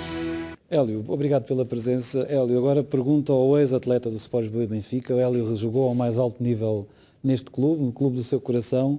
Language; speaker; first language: Portuguese; native; Portuguese